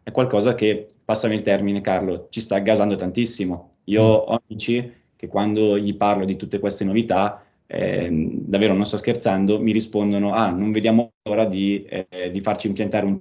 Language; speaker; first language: Italian; native; Italian